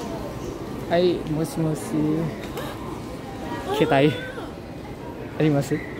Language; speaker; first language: Japanese; non-native, learner; Nepali